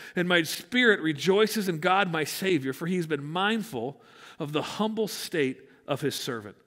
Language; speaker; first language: English; native; English